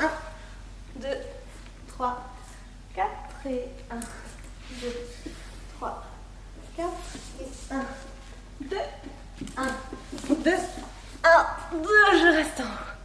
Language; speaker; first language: French; native; French